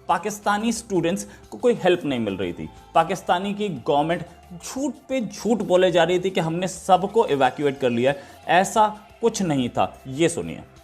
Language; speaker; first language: Hindi; native; Hindi